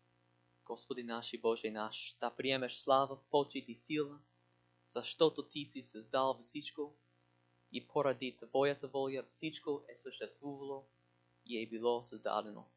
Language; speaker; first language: Bulgarian; non-native, learner; English